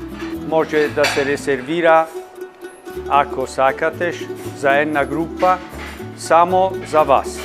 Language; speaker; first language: Macedonian; non-native, learner; Italian